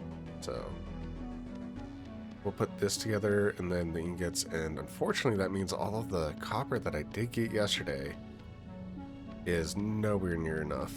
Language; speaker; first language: English; native; English